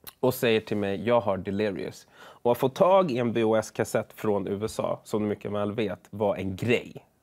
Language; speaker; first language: Swedish; early bilingual, other home language; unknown